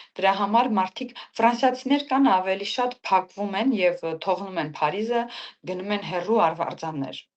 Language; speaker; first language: Armenian; native; Armenian